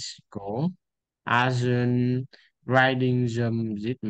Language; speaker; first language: English; non-native, learner; Vietnamese